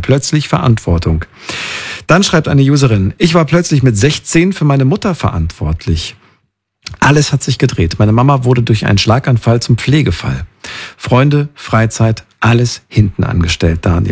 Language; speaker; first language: German; native; German